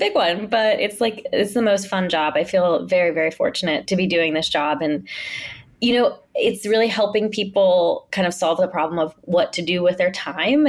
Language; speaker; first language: English; native; English